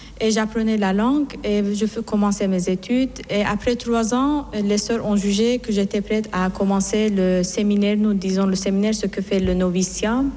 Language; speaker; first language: French; non-native, fluent; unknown